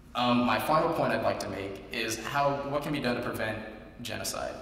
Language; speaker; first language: English; native; English